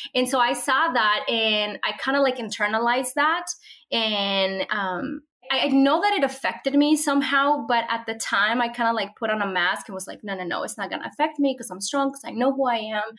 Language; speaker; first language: English; early bilingual, other home language; Spanish